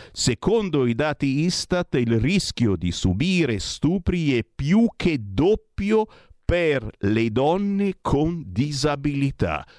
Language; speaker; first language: Italian; native; Italian